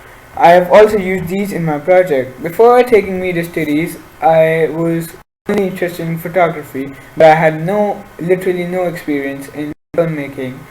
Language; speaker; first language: English; non-native, local second language; Urdu